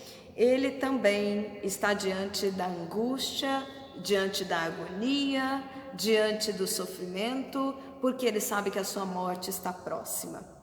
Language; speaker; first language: Portuguese; native; Portuguese